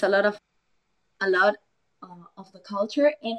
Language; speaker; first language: English; non-native, fluent; Spanish